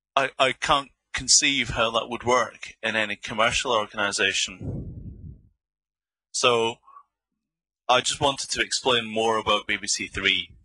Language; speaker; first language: English; native; English